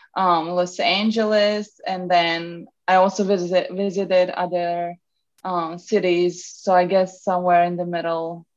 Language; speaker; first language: English; non-native, fluent; Serbian